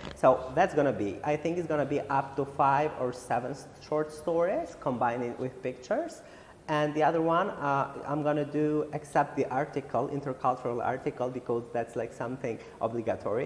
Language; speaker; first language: English; non-native, fluent; Albanian